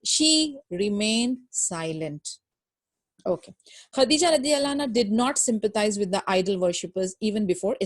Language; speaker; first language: English; non-native, local second language; Urdu